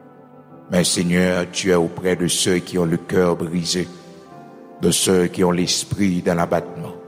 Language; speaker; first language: French; non-native, local second language; Haitian Creole